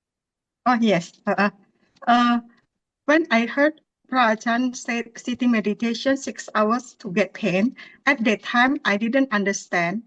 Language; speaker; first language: English; non-native, learner; Indonesian